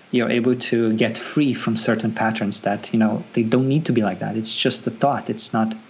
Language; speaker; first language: English; non-native, fluent; Portuguese